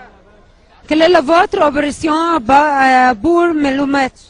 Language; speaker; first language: French; non-native, learner; Arabic